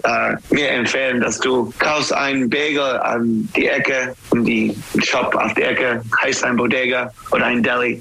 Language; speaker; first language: German; non-native, fluent; English